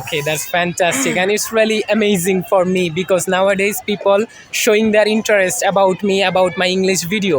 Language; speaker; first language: English; non-native, fluent; Bangla